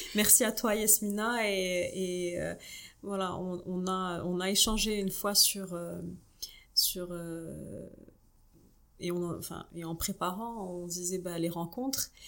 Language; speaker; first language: French; non-native, local second language; Arabic